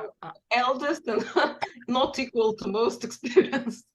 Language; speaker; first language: English; non-native, fluent; Russian